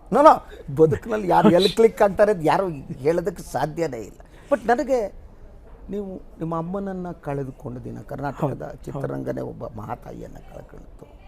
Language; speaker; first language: Kannada; native; Kannada